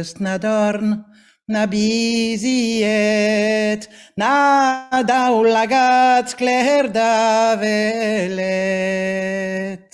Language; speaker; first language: Welsh; non-native, fluent; French